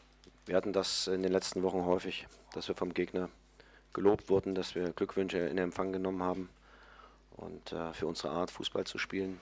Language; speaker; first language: German; native; German